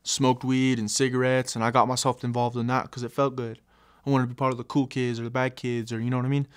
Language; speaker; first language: English; native; English